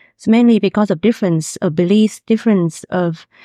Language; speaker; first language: English; non-native, fluent; Vietnamese